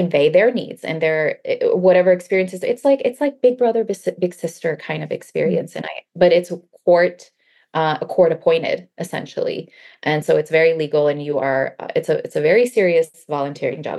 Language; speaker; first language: English; early bilingual, other home language; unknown